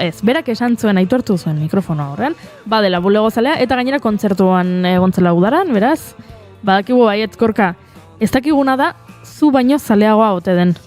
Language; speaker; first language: Basque; native; Basque